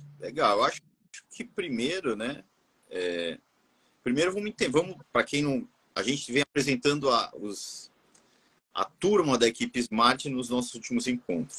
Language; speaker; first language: Portuguese; native; Portuguese